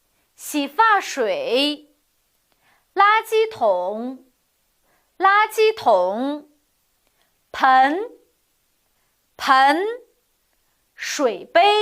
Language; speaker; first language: Chinese; non-native, fluent; Uyghur